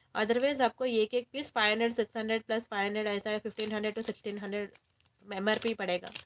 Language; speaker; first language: Hindi; non-native, local second language; Telugu